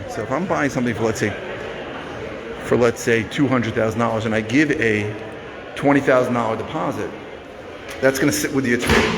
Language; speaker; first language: English; native; English